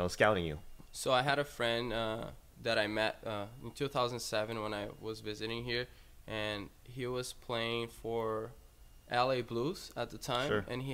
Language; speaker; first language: English; non-native, fluent; Portuguese